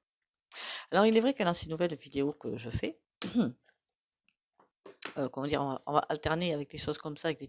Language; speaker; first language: French; native; French